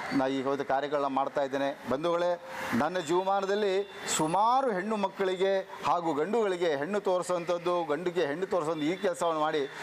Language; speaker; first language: Kannada; non-native, local second language; Marathi